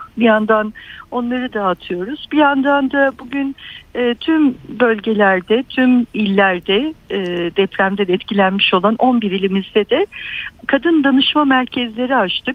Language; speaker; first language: Turkish; native; Turkish